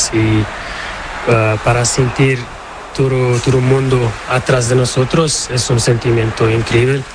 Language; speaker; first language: Spanish; non-native, fluent; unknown